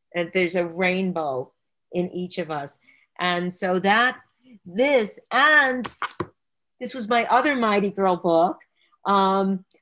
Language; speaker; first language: English; native; English